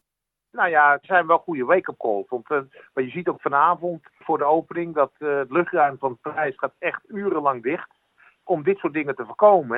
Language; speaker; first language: Dutch; native; Dutch